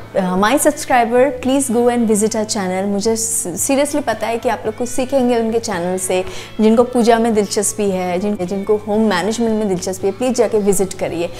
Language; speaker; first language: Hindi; non-native, local second language; Bangla